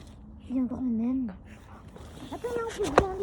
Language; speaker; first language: French; native; French